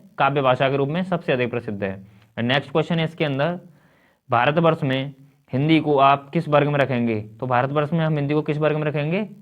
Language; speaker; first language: Hindi; native; Hindi